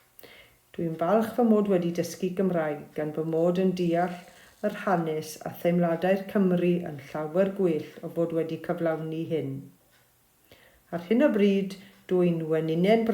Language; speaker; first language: Welsh; non-native, fluent; German